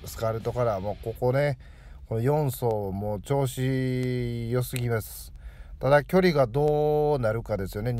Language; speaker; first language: Japanese; native; Japanese